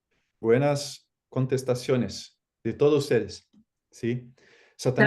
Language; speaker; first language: Spanish; non-native, fluent; Portuguese